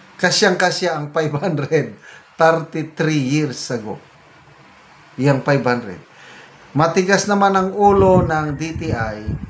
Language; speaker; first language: Filipino; native; Filipino